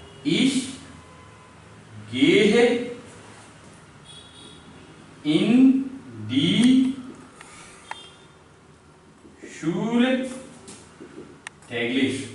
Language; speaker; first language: German; non-native, learner; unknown